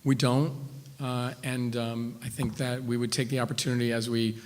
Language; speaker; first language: English; native; English